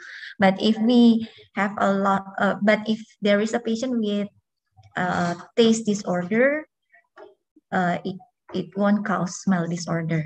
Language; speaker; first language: English; non-native, fluent; Indonesian